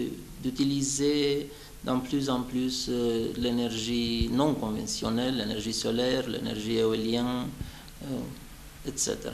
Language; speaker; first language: French; non-native, fluent; Romanian